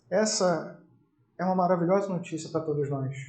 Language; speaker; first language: Portuguese; native; Portuguese